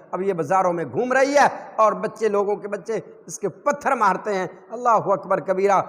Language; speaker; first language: Urdu; non-native, local second language; Punjabi